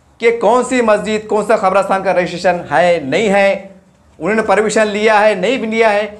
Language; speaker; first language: Hindi; non-native, local second language; Urdu